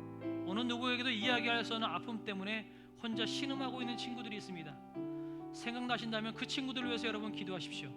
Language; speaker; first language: Korean; native; Korean